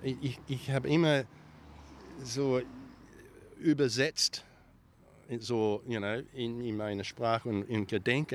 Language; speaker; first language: German; early bilingual, heritage; German